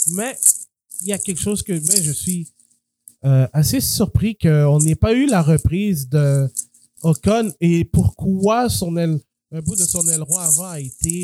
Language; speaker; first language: French; native; French